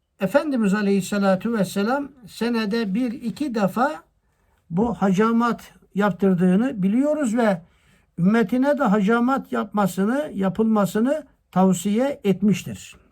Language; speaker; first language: Turkish; native; Turkish